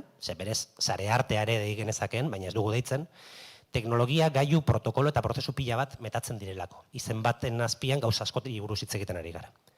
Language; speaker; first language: Basque; native; Basque